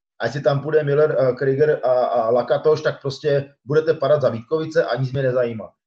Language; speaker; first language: Czech; native; Czech